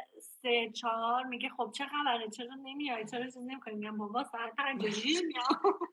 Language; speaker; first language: Persian; early bilingual, heritage; Persian